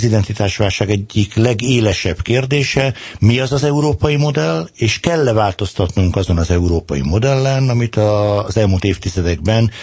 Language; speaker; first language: Hungarian; native; Hungarian